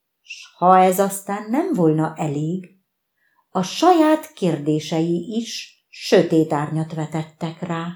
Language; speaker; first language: Hungarian; native; Hungarian